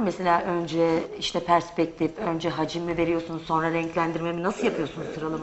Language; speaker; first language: Turkish; native; Turkish